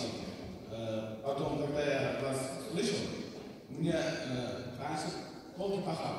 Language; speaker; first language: Russian; non-native, learner; Tajik